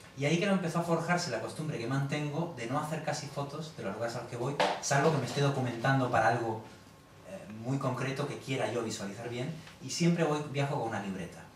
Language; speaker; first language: Spanish; native; Spanish